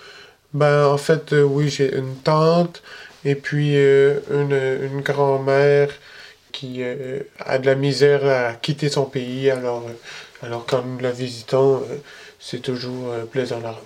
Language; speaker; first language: French; early bilingual, other home language; Spanish